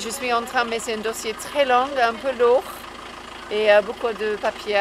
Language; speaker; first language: French; non-native, learner; English